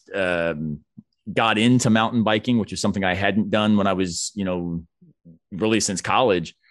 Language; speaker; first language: English; native; English